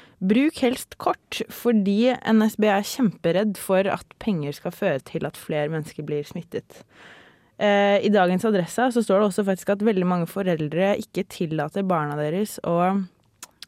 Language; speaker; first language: Norwegian; native; Norwegian